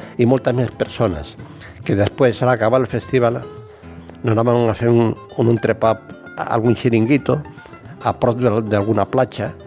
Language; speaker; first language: Catalan; non-native, local second language; Spanish